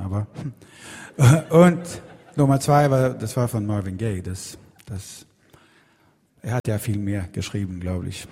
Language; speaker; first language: German; non-native, fluent; Swedish